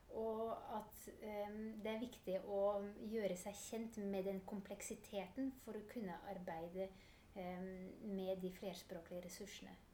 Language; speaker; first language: Norwegian; non-native, fluent; Dutch